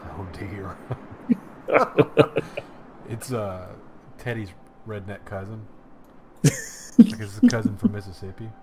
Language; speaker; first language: English; native; English